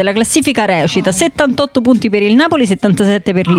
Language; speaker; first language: Italian; native; Italian